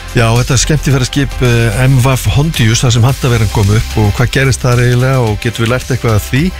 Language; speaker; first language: Icelandic; native; Icelandic